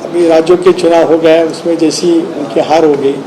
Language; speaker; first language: Hindi; non-native, local second language; Marathi